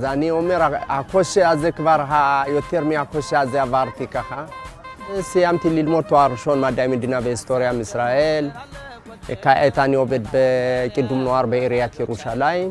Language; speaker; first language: Hebrew; non-native, fluent; Amharic